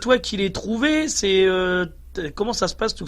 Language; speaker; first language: French; native; French